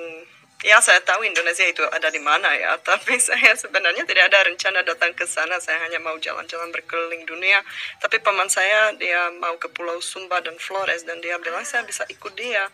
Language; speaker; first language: Indonesian; non-native, fluent; Czech